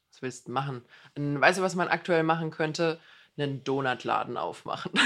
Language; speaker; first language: German; native; German